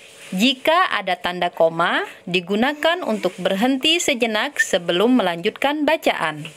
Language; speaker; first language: Indonesian; native; Indonesian